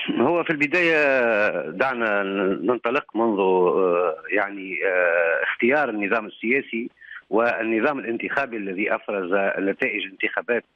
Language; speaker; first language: Arabic; native; Arabic